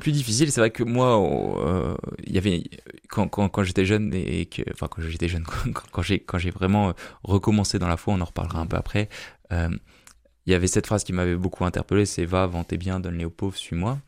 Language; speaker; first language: French; native; French